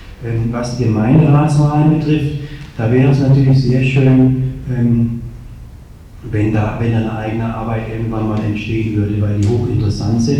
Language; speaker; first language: German; native; German